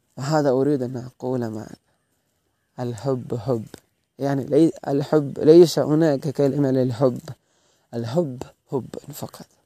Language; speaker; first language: Arabic; non-native, learner; Malayalam